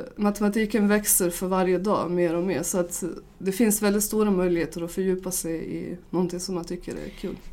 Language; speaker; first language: Swedish; early bilingual, other home language; Bosnian